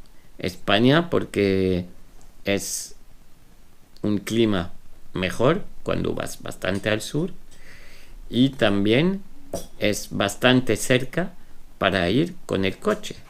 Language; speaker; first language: Spanish; non-native, fluent; French